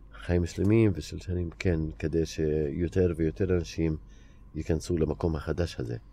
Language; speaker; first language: Hebrew; non-native, local second language; Arabic